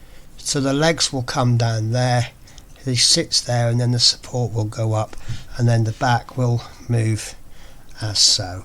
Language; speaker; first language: English; native; English